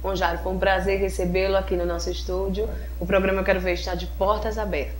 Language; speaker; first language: Portuguese; native; Portuguese